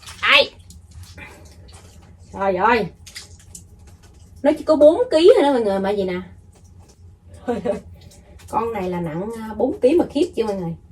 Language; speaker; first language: Vietnamese; native; Vietnamese